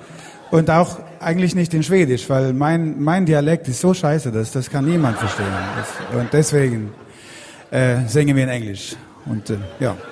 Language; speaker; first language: German; non-native, learner; Swedish